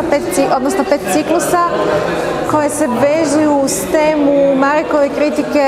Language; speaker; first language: Croatian; native; Croatian